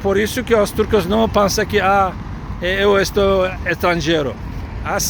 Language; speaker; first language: Portuguese; non-native, learner; Turkish